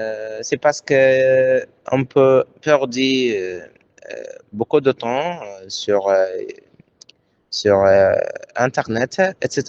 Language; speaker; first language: French; non-native, learner; Arabic